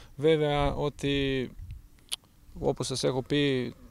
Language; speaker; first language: Greek; non-native, fluent; Serbian